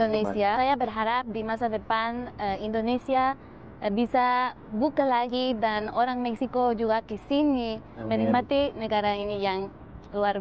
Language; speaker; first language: Indonesian; non-native, fluent; Spanish